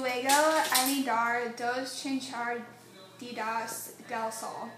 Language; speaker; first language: Spanish; non-native, learner; English